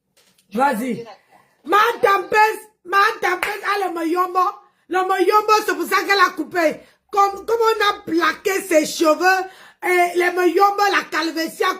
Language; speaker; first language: French; non-native, local second language; Lingala